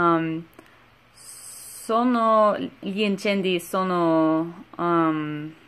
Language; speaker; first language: Italian; non-native, learner; English